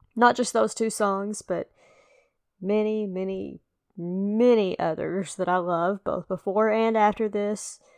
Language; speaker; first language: English; native; English